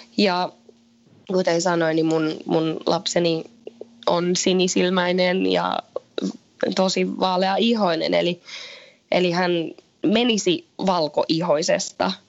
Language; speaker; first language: Finnish; early bilingual, heritage; Finnish